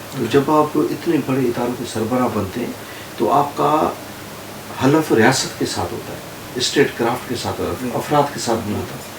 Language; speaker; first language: Urdu; non-native, local second language; Sindhi